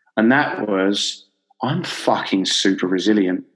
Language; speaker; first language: English; native; English